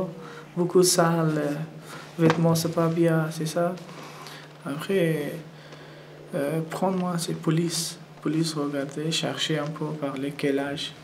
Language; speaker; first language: French; non-native, learner; Persian